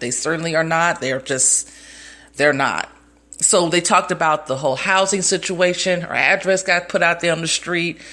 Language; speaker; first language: English; native; English